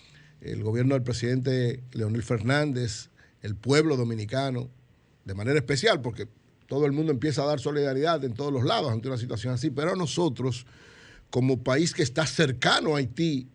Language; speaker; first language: Spanish; native; Spanish